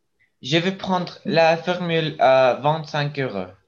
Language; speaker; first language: French; non-native, learner; Spanish